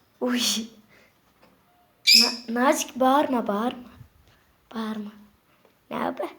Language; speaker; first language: Turkish; native; Turkish